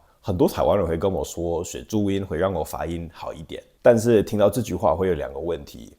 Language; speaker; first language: Chinese; non-native, fluent; English